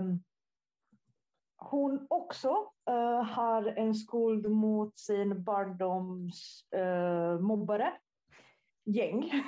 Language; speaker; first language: Swedish; non-native, fluent; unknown